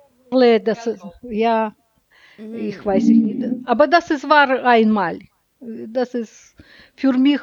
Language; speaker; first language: German; non-native, learner; Russian